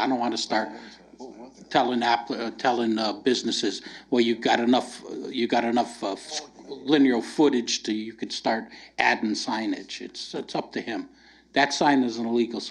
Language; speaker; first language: English; native; English